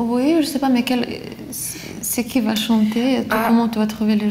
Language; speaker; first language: French; non-native, fluent; Lithuanian